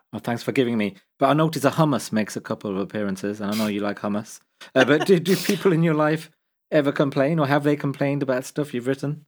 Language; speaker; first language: English; native; English